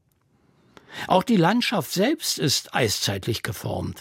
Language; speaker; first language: German; native; German